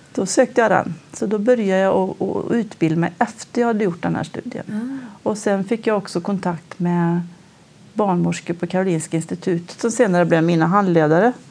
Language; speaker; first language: Swedish; native; Swedish